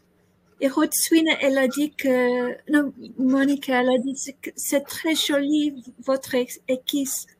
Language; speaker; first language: French; non-native, learner; English